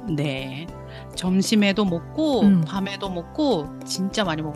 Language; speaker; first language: Korean; non-native, learner; Japanese